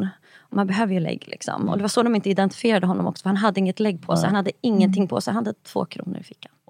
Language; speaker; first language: Swedish; native; Swedish